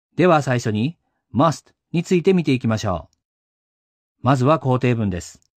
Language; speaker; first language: Japanese; native; Japanese